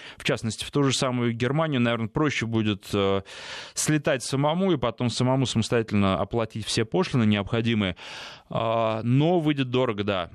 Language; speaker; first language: Russian; native; Russian